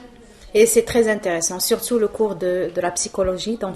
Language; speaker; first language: French; non-native, local second language; Arabic